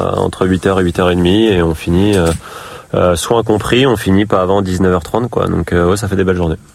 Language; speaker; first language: French; native; French